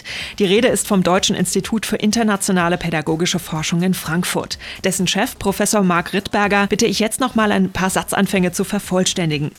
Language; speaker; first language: German; native; German